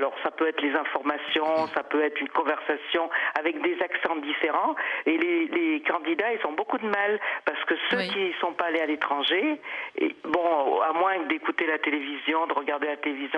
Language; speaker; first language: French; native; French